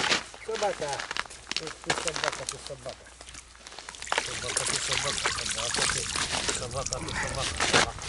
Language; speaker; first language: Russian; native; Russian